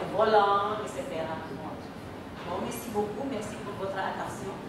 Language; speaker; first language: French; non-native, fluent; Indonesian